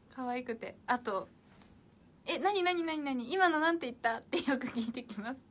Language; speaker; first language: Japanese; native; Japanese